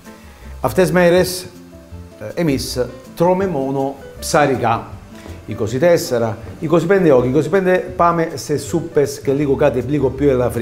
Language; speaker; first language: Greek; non-native, fluent; Italian